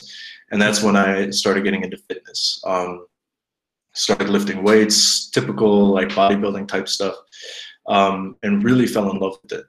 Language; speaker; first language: English; native; English